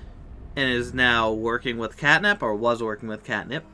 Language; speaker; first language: English; native; English